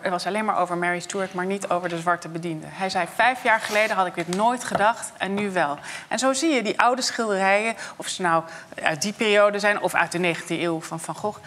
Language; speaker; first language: Dutch; non-native, fluent; English